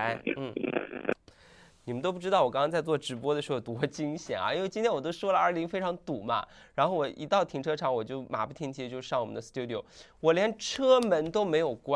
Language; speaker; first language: Chinese; native; Chinese